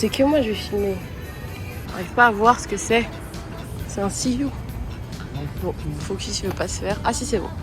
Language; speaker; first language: French; native; French